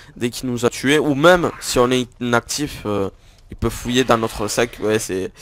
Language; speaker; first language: French; native; French